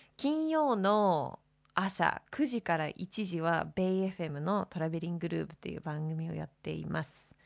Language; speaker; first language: Japanese; early bilingual, heritage; English